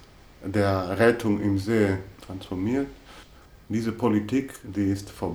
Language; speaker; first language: German; non-native, fluent; Greek